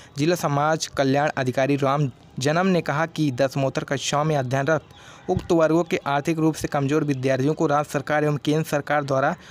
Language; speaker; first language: Hindi; native; Hindi